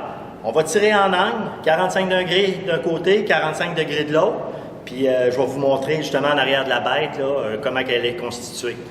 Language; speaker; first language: French; native; French